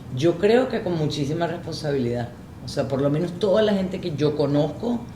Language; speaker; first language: Spanish; native; Spanish